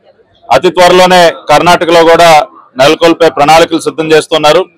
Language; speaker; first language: Telugu; native; Telugu